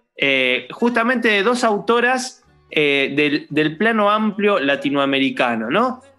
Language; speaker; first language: Spanish; native; Spanish